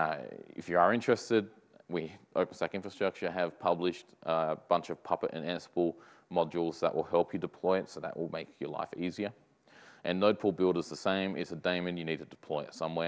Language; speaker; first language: English; native; English